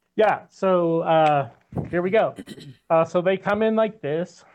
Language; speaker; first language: English; native; English